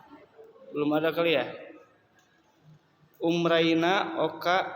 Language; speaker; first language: Indonesian; native; Indonesian